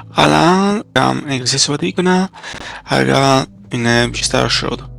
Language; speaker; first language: Persian; non-native, learner; Italian